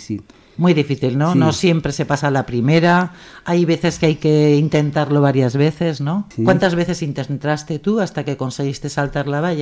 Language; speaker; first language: Spanish; native; Spanish